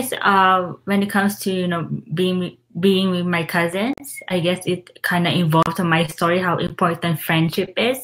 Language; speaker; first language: English; non-native, local second language; Filipino